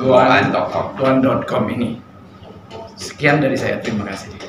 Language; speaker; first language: Indonesian; native; Indonesian